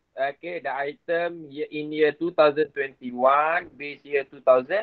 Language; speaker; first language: English; non-native, local second language; Malay